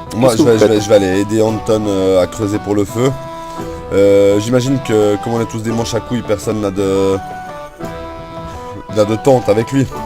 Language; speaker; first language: French; native; French